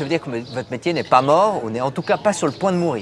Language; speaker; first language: French; native; French